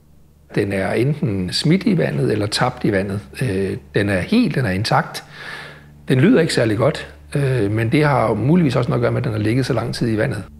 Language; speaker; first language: Danish; native; Danish